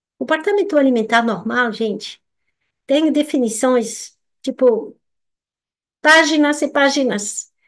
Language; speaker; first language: Portuguese; non-native, fluent; French